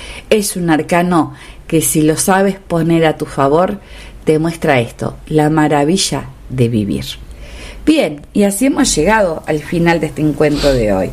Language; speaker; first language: Spanish; native; Spanish